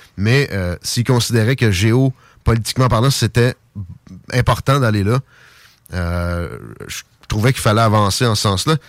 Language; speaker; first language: French; native; French